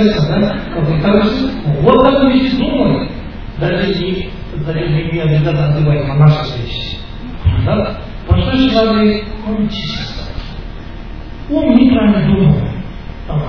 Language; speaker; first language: Russian; non-native, learner; Tibetan